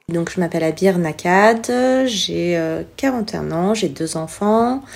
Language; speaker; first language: French; early bilingual, other home language; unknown